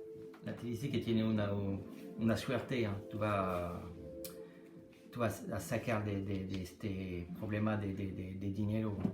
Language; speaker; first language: Spanish; non-native, learner; French